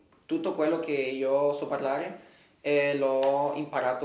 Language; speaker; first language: Italian; non-native, learner; Spanish